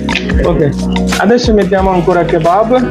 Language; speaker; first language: Italian; non-native, learner; Bangla